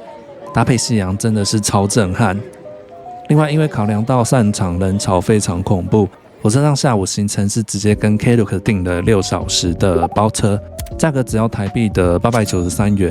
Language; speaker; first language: Chinese; native; Chinese